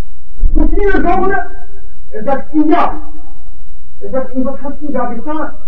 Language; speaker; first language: German; non-native, fluent; Arabic